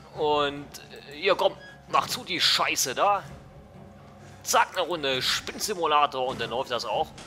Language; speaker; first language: German; native; German